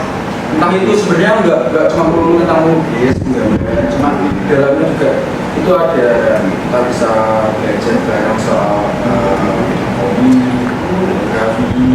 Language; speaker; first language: Indonesian; native; Indonesian